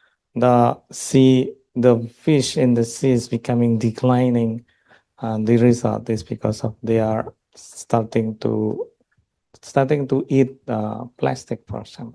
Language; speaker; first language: English; non-native, local second language; Indonesian